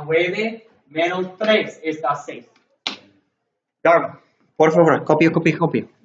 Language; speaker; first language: Spanish; non-native, learner; English